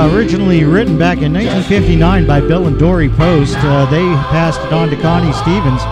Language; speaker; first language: English; native; English